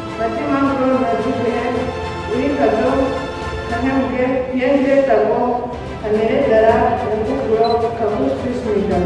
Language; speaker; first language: Korean; non-native, learner; Kinyarwanda